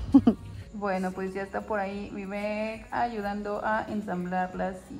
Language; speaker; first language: Spanish; native; Spanish